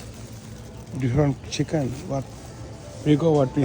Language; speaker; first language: English; non-native, learner; Sinhala